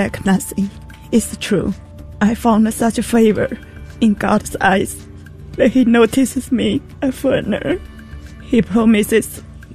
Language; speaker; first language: English; non-native, fluent; Chinese